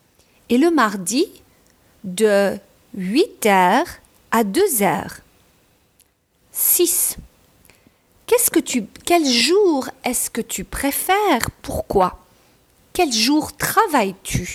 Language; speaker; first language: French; non-native, fluent; English